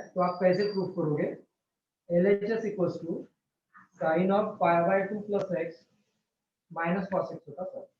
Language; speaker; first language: Hindi; non-native, local second language; Marathi